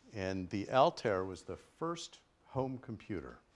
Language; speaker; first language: English; native; English